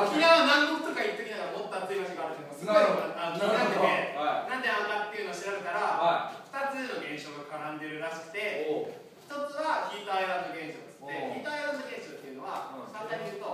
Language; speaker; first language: Japanese; native; Japanese